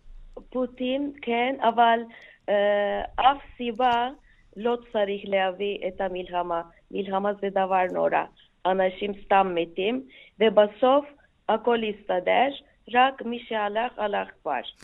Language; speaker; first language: Hebrew; non-native, fluent; Turkish